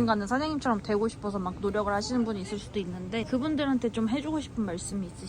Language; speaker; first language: Korean; native; Korean